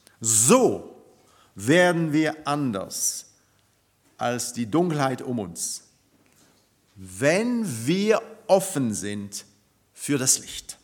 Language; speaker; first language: German; non-native, fluent; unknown